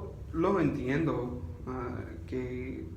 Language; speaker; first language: Spanish; non-native, learner; English